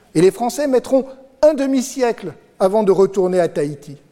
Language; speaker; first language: French; native; French